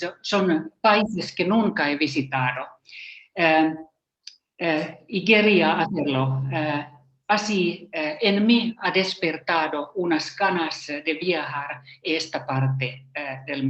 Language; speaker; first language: Spanish; non-native, fluent; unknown